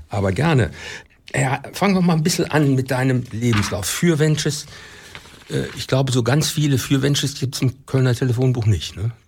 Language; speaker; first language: German; native; German